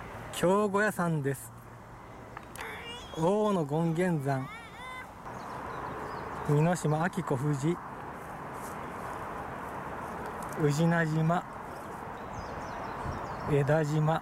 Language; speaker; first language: Japanese; native; Japanese